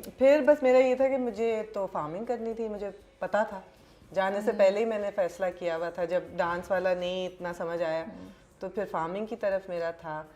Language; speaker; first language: Urdu; native; Urdu